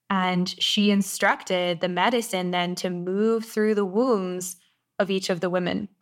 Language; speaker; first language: English; native; English